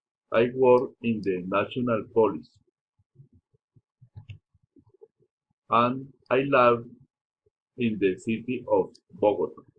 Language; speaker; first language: English; non-native, learner; Spanish